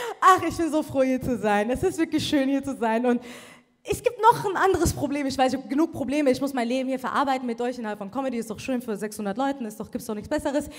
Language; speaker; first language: German; early bilingual, other home language; Persian